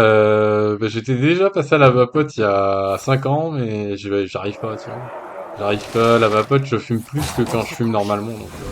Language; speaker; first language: French; native; French